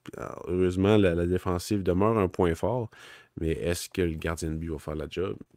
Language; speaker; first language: French; native; French